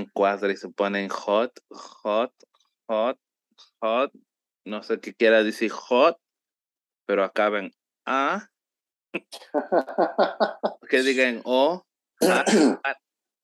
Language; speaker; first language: Spanish; early bilingual, heritage; Spanish